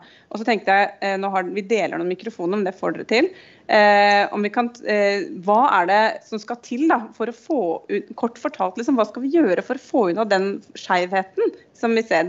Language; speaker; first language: Norwegian; native; Norwegian